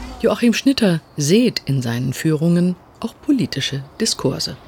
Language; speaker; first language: German; native; German